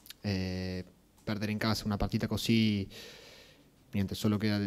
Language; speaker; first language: Italian; non-native, fluent; Spanish